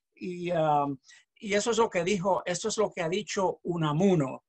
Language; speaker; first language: Spanish; native; Spanish